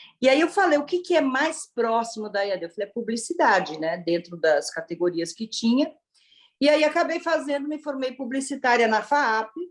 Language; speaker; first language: Portuguese; early bilingual, other home language; Italian